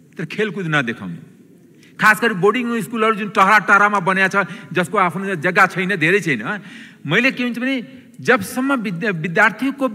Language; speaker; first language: Nepali; non-native, local second language; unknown